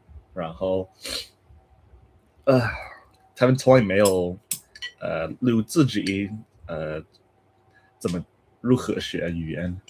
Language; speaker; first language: Chinese; non-native, fluent; English